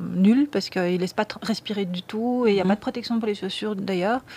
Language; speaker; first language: French; native; French